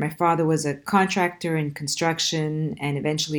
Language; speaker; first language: English; early bilingual, other home language; Italian